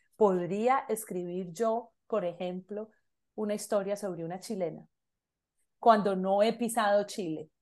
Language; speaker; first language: Spanish; native; Spanish